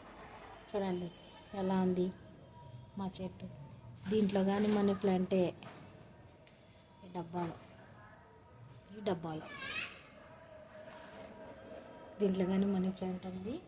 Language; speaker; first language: Telugu; native; Telugu